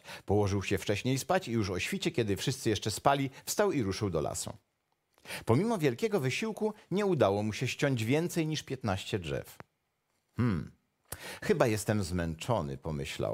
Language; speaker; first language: Polish; native; Polish